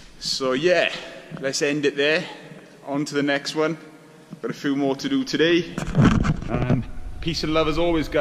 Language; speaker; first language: English; native; English